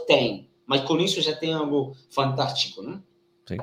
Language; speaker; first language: Portuguese; non-native, learner; Spanish